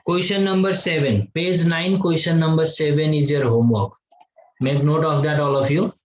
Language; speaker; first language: English; non-native, local second language; Nepali